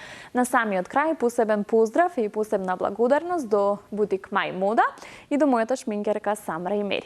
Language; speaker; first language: Macedonian; native; Macedonian